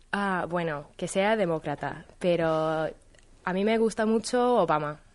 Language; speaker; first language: Spanish; non-native, fluent; English